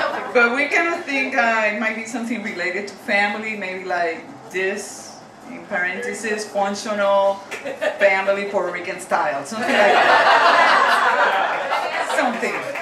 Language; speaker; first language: English; non-native, fluent; Spanish